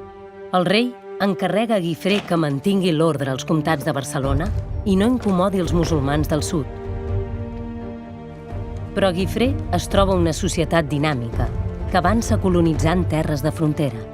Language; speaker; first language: Catalan; native; Catalan